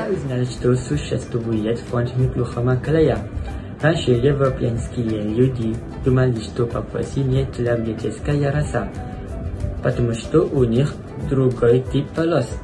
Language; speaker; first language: Russian; non-native, learner; Malay